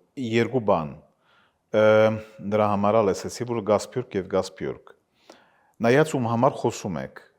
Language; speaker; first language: Armenian; early bilingual, heritage; Armenian